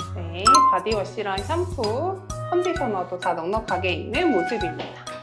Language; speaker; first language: Korean; native; Korean